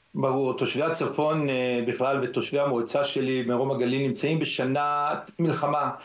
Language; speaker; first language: Hebrew; native; Hebrew